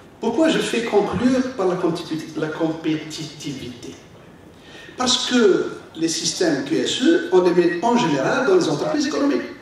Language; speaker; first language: French; non-native, local second language; Arabic